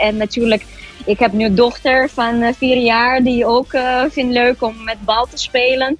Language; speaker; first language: Dutch; non-native, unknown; Russian